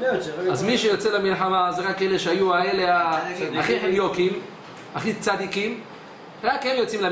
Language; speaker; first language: Hebrew; native; Hebrew